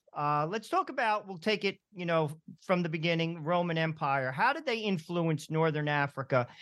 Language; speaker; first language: English; early bilingual, other home language; Italian